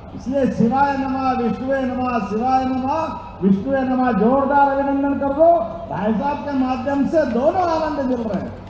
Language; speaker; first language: Hindi; native; Hindi